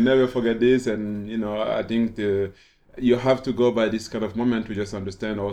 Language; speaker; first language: English; non-native, fluent; French